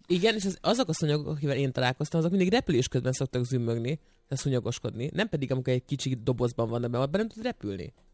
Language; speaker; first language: Hungarian; native; Hungarian